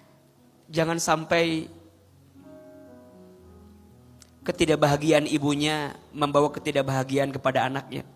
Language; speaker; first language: Indonesian; native; Indonesian